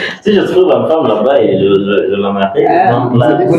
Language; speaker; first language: French; non-native, learner; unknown